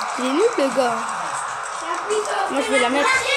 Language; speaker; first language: French; native; French